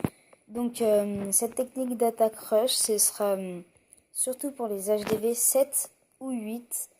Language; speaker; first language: French; native; French